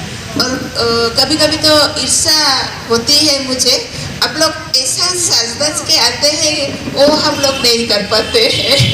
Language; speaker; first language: Hindi; non-native, local second language; Santali